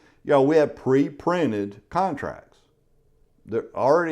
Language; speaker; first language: English; native; English